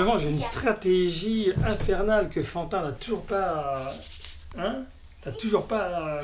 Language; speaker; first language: French; native; French